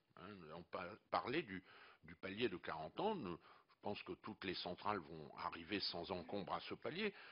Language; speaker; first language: French; native; French